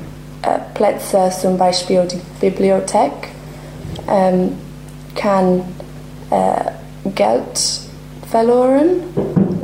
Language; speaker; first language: German; non-native, learner; English